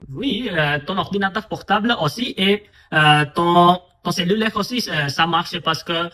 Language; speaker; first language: French; non-native, fluent; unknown